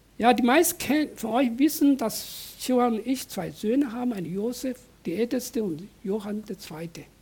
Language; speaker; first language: German; non-native, fluent; Chinese